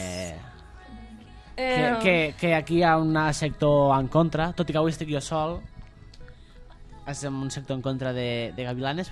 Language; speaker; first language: Catalan; native; Catalan